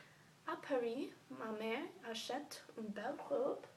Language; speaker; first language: French; non-native, learner; English